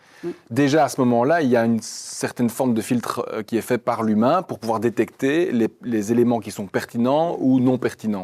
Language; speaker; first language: French; native; French